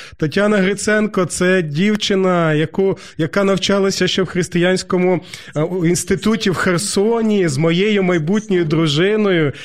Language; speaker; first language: Ukrainian; native; Ukrainian